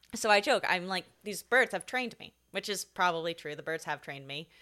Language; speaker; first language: English; native; English